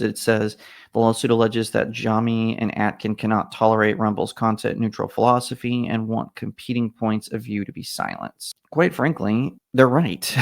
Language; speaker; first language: English; native; English